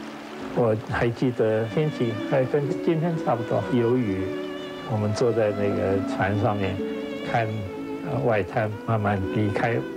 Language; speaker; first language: Chinese; non-native, local second language; Wu Chinese